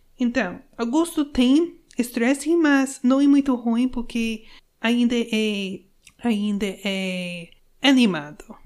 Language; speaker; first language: Portuguese; non-native, learner; English